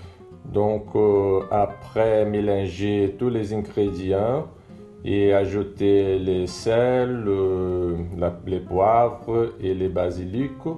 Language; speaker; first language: French; non-native, learner; Portuguese